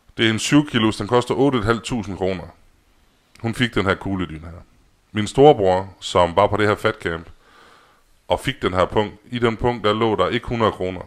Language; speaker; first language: Danish; native; Danish